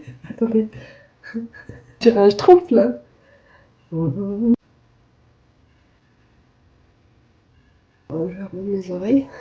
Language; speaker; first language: French; native; French